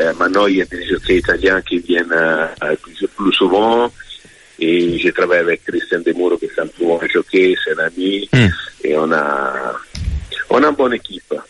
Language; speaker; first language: French; non-native, fluent; Italian